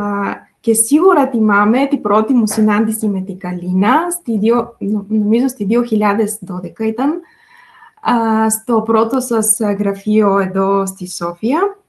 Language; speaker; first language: Greek; non-native, fluent; Bulgarian